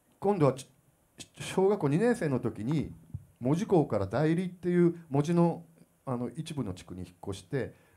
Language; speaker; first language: Japanese; native; Japanese